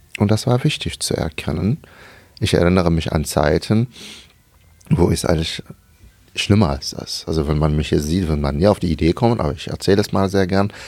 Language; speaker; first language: German; non-native, fluent; Arabic